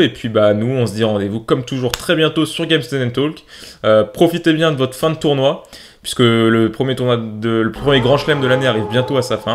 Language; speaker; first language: French; native; French